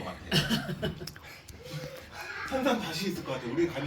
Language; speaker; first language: Korean; native; Korean